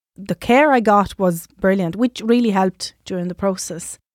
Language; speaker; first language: English; non-native, fluent; Italian